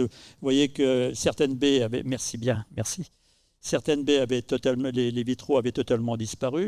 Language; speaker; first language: French; native; French